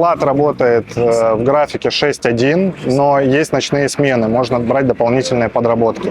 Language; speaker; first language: Russian; native; Russian